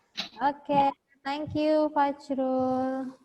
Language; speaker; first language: English; non-native, learner; Indonesian